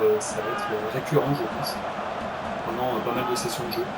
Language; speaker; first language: French; native; French